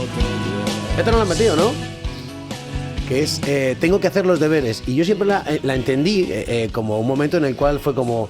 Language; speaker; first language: Spanish; native; Spanish